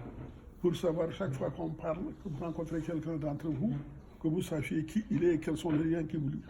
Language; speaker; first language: French; non-native, local second language; Fula